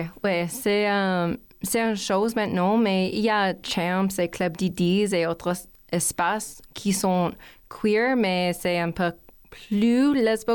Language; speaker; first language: French; non-native, learner; English